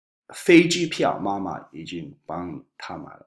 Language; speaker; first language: Chinese; non-native, fluent; English